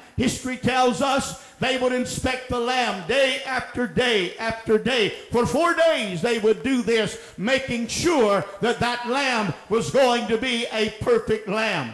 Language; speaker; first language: English; native; English